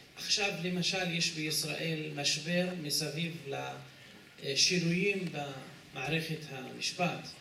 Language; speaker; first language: Hebrew; non-native, local second language; Arabic